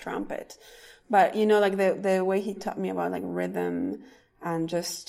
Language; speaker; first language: English; non-native, fluent; Spanish